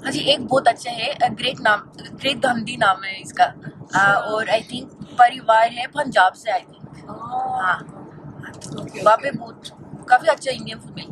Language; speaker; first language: Hindi; non-native, fluent; Norwegian